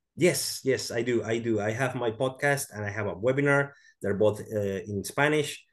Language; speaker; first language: English; non-native, fluent; Spanish